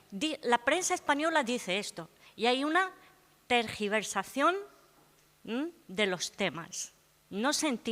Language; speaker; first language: Spanish; non-native, fluent; Arabic